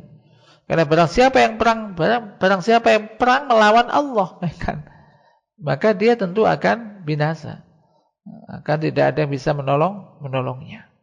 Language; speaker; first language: Indonesian; native; Indonesian